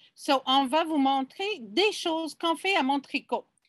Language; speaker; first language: French; non-native, fluent; English